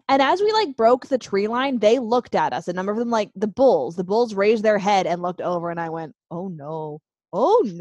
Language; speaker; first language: English; native; English